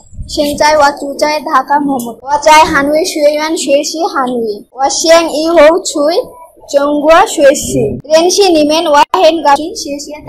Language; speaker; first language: Chinese; non-native, learner; Bangla